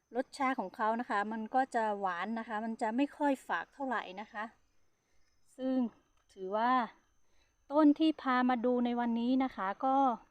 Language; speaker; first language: Thai; non-native, local second language; Hmong